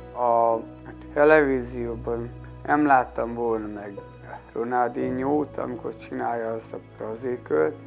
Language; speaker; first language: Hungarian; native; Hungarian